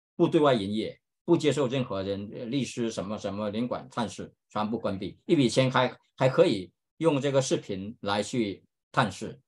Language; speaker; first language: Chinese; native; Chinese